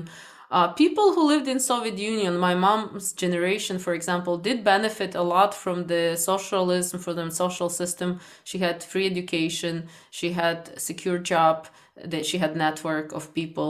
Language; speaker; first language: English; non-native, fluent; Ukrainian